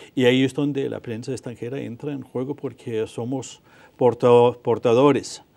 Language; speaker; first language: Spanish; non-native, fluent; Danish